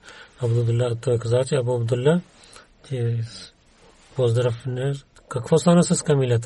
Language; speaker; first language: Bulgarian; non-native, learner; Urdu